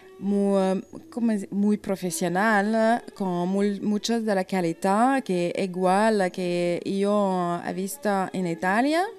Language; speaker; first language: Spanish; non-native, learner; Italian